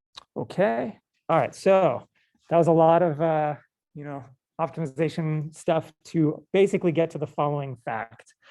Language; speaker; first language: English; native; English